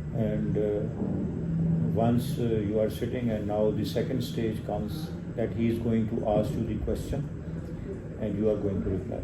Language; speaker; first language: English; non-native, local second language; Urdu